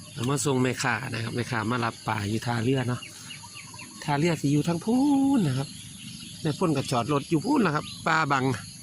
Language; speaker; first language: Thai; native; Thai